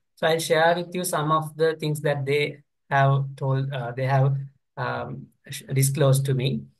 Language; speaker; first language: English; non-native, local second language; Sinhala